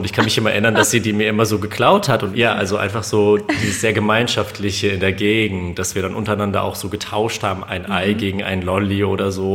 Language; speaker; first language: German; early bilingual, other home language; Armenian